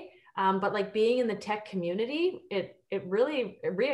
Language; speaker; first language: English; native; English